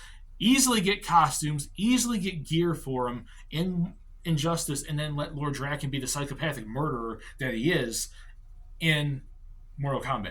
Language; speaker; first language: English; native; English